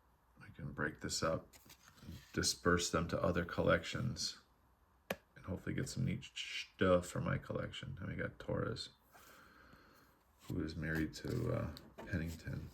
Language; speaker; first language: English; native; English